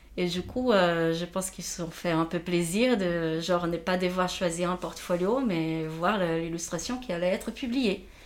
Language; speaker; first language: French; non-native, fluent; Portuguese